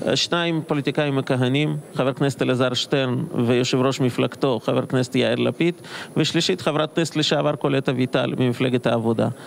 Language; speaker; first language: Hebrew; non-native, fluent; Russian